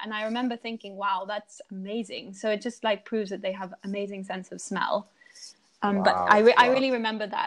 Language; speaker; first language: English; native; English